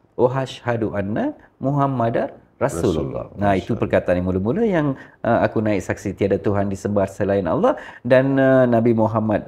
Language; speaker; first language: Malay; non-native, local second language; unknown